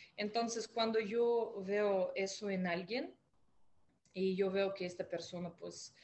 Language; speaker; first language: Spanish; non-native, fluent; Russian